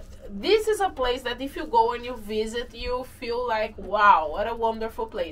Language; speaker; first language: English; non-native, fluent; Portuguese